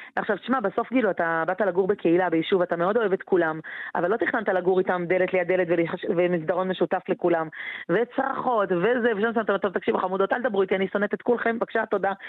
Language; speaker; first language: Hebrew; native; Hebrew